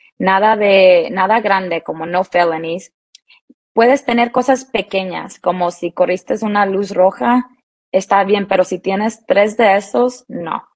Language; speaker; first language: Spanish; early bilingual, heritage; Spanish